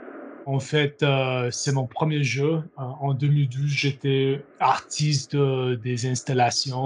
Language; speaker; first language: French; non-native, learner; English